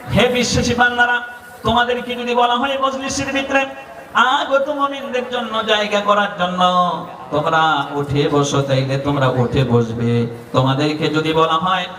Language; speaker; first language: Bangla; non-native, local second language; Assamese